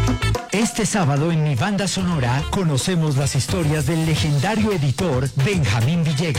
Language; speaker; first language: Spanish; native; Spanish